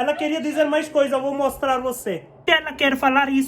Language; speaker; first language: Portuguese; non-native, learner; Hindi